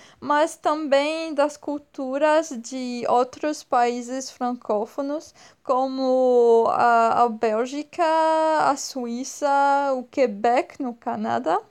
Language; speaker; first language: Portuguese; non-native, fluent; French